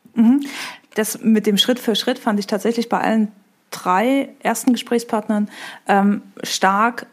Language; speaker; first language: German; native; German